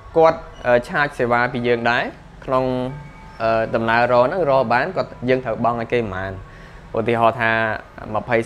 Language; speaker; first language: Khmer; native; Khmer